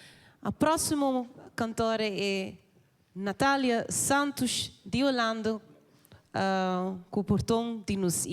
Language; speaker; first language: Portuguese; non-native, learner; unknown